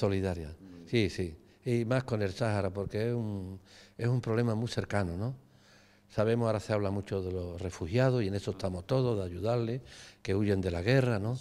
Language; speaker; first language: Spanish; native; Spanish